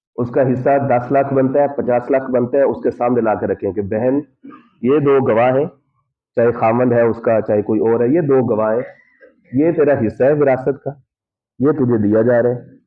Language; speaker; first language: Urdu; non-native, local second language; Punjabi